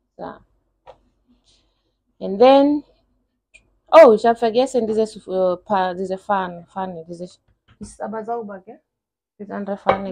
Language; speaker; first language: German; non-native, learner; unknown